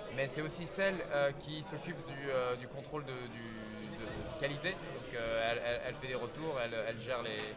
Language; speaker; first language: French; native; French